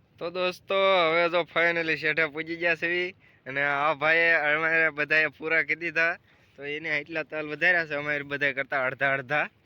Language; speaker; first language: Gujarati; native; Gujarati